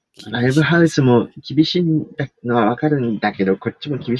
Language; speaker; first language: Japanese; native; Japanese